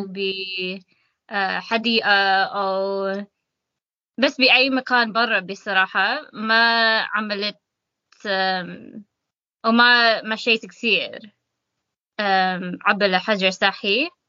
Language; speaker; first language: Arabic; non-native, learner; English